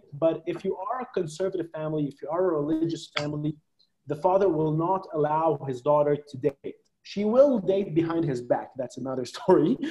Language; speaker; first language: English; non-native, fluent; Arabic